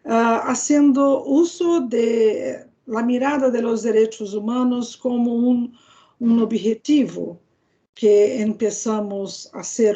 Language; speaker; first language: Spanish; non-native, fluent; Portuguese